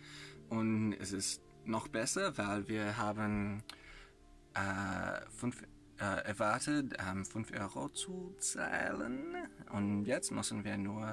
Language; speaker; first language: German; non-native, learner; English